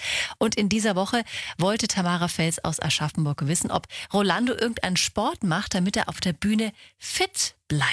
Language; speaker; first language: German; native; German